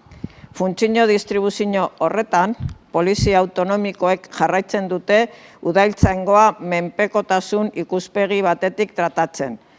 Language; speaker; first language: Basque; native; Basque